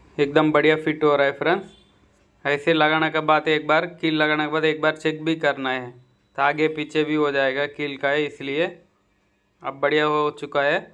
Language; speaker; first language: Hindi; non-native, local second language; Tamil